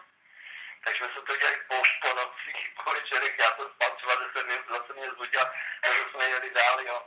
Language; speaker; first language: Czech; non-native, local second language; Romany